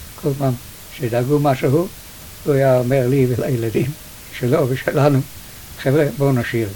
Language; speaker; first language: Hebrew; early bilingual, other home language; Yiddish